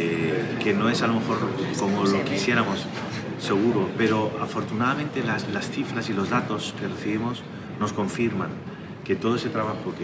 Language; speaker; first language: Spanish; native; Spanish